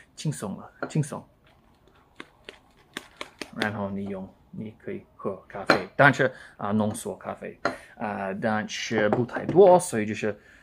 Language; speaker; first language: Chinese; non-native, learner; English